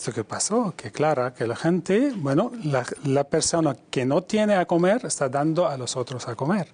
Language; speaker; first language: Spanish; non-native, fluent; Arabic